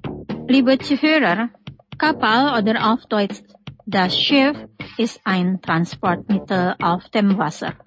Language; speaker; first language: German; non-native, fluent; Indonesian